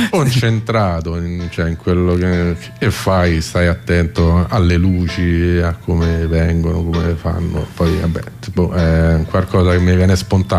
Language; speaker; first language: Italian; native; Italian